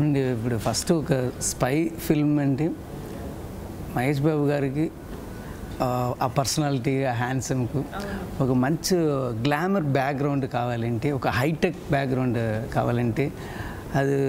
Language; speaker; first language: Telugu; non-native, learner; Tamil